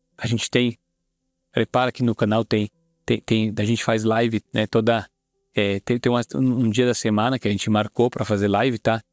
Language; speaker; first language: Portuguese; non-native, fluent; Italian